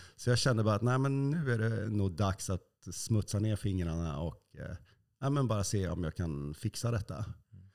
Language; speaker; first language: Swedish; native; Swedish